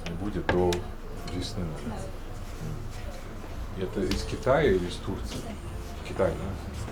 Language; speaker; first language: Russian; non-native, learner; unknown